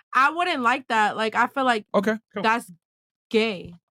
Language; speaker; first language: English; native; English